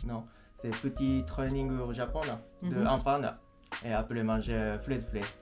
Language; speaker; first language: French; non-native, learner; Japanese